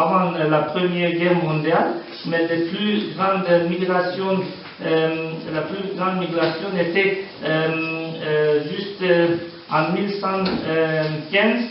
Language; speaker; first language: French; non-native, learner; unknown